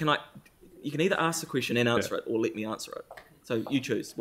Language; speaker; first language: English; native; English